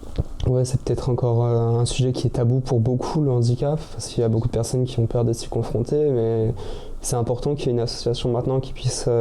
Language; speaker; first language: French; native; French